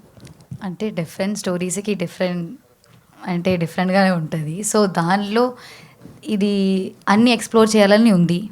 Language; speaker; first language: Telugu; non-native, learner; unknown